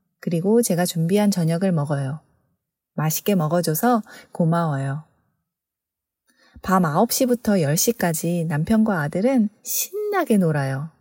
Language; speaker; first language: Korean; native; Korean